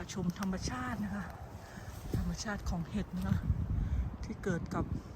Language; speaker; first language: Thai; native; Thai